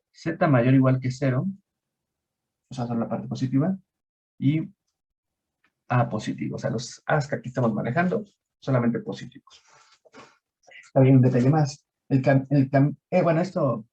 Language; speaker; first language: Spanish; native; Spanish